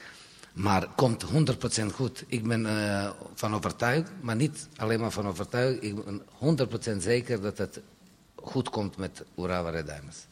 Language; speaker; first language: Dutch; non-native, fluent; Serbian